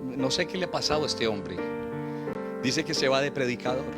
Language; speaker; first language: Spanish; native; Spanish